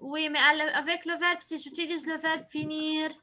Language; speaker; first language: French; non-native, local second language; Arabic